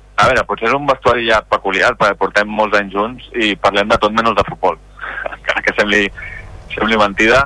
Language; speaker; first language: Catalan; native; Catalan